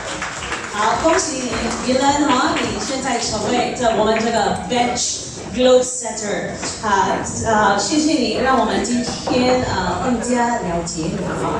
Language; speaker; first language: Chinese; early bilingual, heritage; Chinese